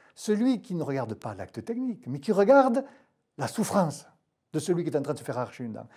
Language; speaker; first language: French; native; French